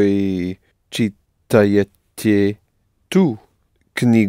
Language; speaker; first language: Russian; non-native, learner; English